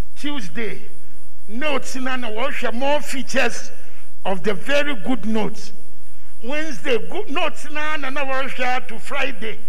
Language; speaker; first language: English; non-native, local second language; Akan